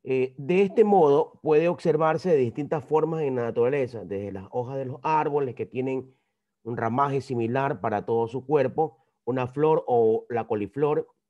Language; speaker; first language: Spanish; native; Spanish